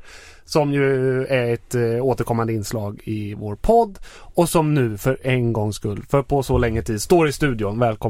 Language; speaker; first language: Swedish; native; Swedish